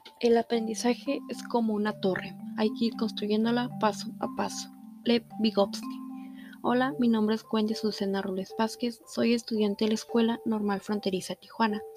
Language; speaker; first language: Spanish; native; Spanish